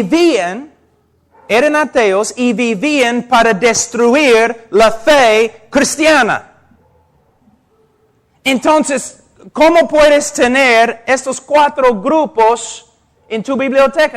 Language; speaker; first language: Spanish; non-native, fluent; English